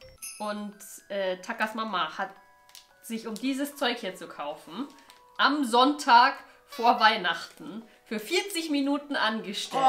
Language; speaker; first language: German; native; German